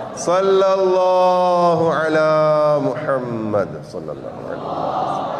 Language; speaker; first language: Indonesian; non-native, learner; Urdu